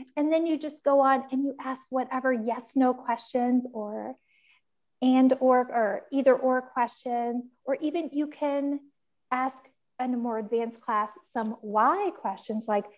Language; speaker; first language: English; native; English